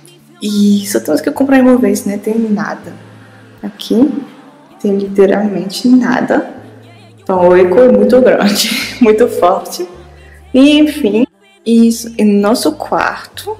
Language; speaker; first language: Portuguese; non-native, fluent; French